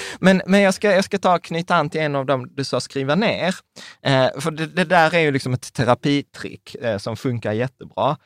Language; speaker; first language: Swedish; early bilingual, other home language; Czech